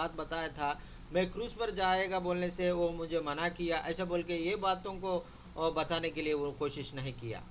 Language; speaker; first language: Hindi; non-native, local second language; Telugu